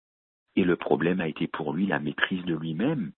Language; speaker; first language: French; native; French